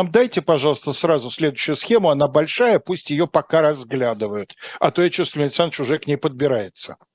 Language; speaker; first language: Russian; native; Russian